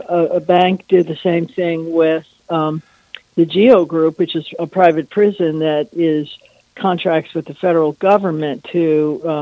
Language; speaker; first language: English; native; English